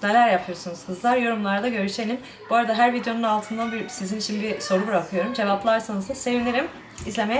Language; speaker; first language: Turkish; native; Turkish